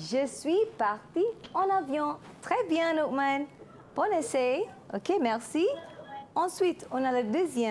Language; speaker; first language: French; non-native, fluent; Malay